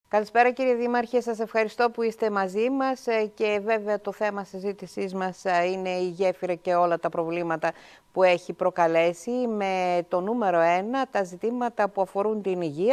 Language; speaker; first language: Greek; native; Greek